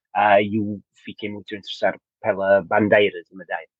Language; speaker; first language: Portuguese; non-native, learner; English